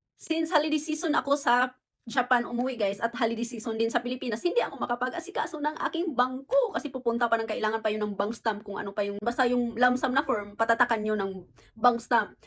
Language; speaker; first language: Filipino; native; Filipino